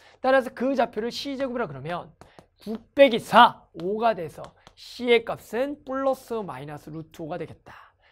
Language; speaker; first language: Korean; native; Korean